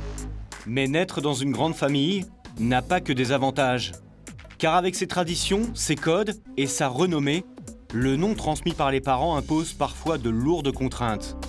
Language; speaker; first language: French; native; French